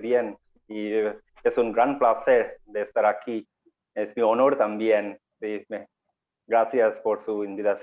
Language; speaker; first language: Spanish; non-native, learner; Bangla